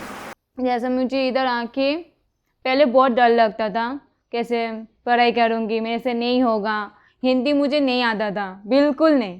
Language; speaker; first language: Hindi; non-native, local second language; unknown